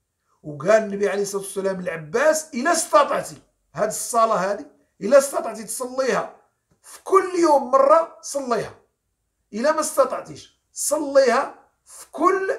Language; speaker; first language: Arabic; native; Arabic